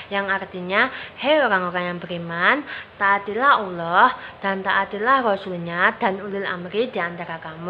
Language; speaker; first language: Indonesian; native; Indonesian